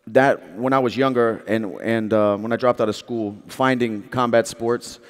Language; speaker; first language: English; native; English